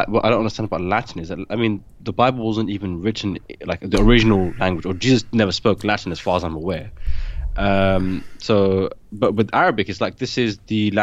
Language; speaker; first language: English; native; English